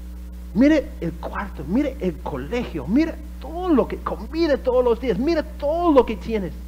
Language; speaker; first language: Spanish; non-native, fluent; English